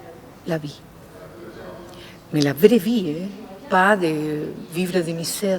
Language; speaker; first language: French; non-native, fluent; Spanish